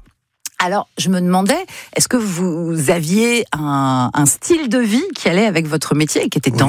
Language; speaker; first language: French; native; French